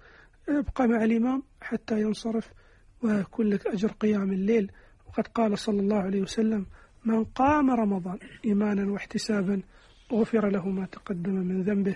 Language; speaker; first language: Arabic; native; Arabic